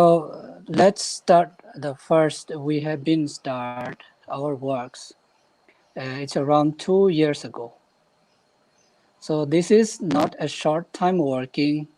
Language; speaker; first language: English; non-native, fluent; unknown